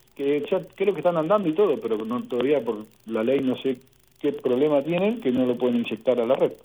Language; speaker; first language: Spanish; native; Spanish